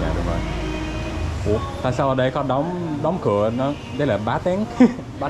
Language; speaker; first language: Vietnamese; non-native, learner; English